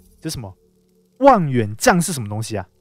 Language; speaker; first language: Chinese; native; Chinese